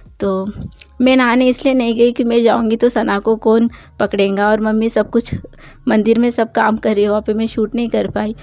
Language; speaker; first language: Hindi; non-native, local second language; Bangla